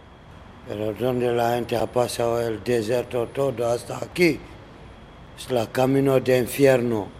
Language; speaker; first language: Spanish; non-native, learner; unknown